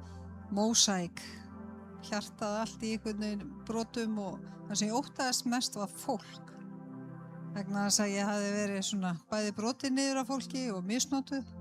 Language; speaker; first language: Icelandic; native; Icelandic